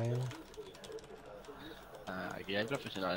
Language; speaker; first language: Spanish; native; Spanish